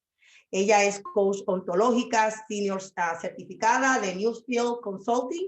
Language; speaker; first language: Spanish; native; Spanish